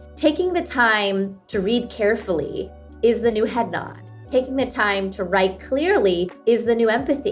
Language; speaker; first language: English; early bilingual, other home language; Hindi